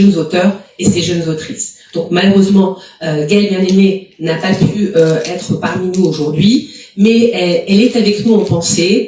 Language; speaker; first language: French; native; French